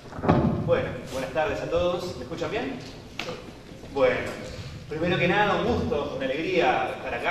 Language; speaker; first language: Spanish; native; Spanish